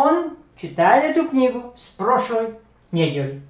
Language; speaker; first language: Russian; non-native, fluent; Slovak